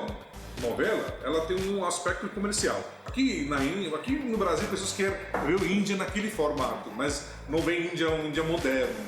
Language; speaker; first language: Portuguese; non-native, fluent; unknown